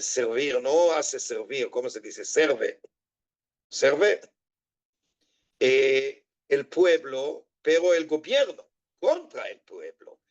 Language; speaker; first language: Spanish; non-native, fluent; Hebrew